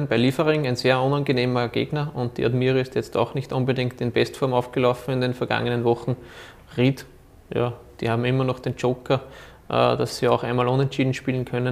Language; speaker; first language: German; native; German